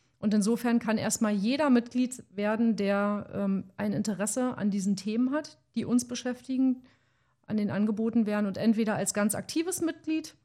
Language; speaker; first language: German; native; German